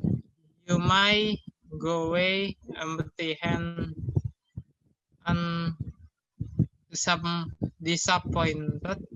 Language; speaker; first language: English; non-native, learner; Indonesian